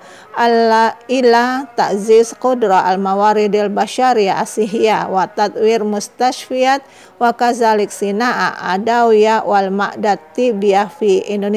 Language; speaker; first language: Arabic; non-native, fluent; Indonesian